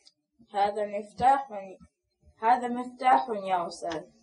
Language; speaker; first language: Arabic; non-native, learner; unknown